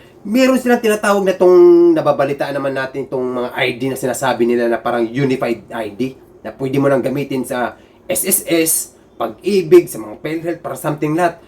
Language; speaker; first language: Filipino; non-native, local second language; Cebuano